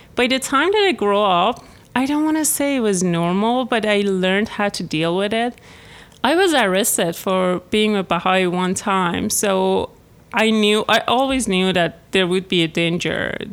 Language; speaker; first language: English; non-native, fluent; Persian